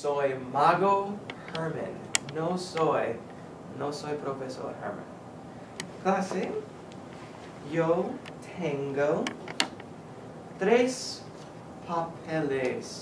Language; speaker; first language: Spanish; non-native, fluent; English